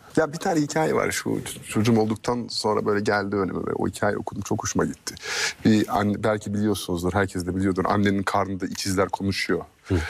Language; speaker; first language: Turkish; early bilingual, heritage; Turkish